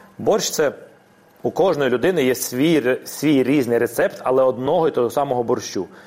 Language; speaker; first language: Ukrainian; non-native, local second language; Russian